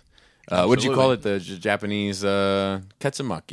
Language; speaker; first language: English; native; English